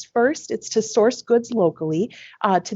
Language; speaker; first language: English; native; English